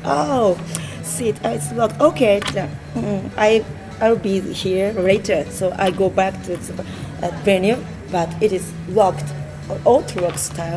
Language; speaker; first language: English; non-native, learner; Japanese